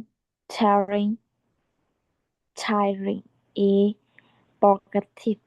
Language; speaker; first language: English; non-native, learner; Vietnamese